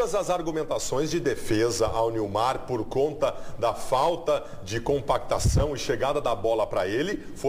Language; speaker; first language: Portuguese; native; Portuguese